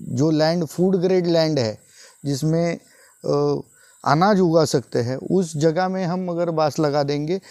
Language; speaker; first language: Hindi; non-native, local second language; Marathi